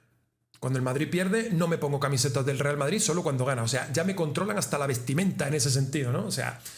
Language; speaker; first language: Spanish; native; Spanish